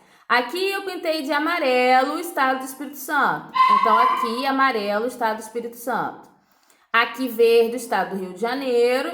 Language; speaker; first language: Portuguese; native; Portuguese